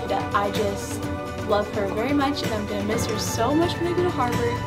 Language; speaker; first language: English; native; English